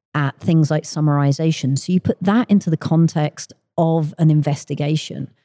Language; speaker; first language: English; native; English